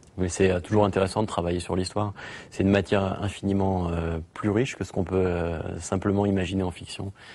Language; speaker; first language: French; native; French